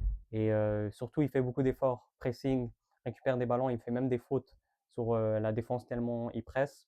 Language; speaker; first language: French; native; French